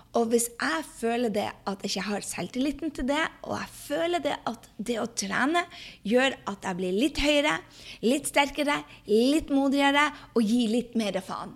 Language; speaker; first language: Norwegian; early bilingual, heritage; Norwegian